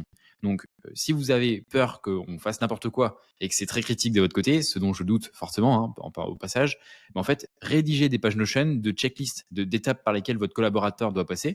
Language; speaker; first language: French; native; French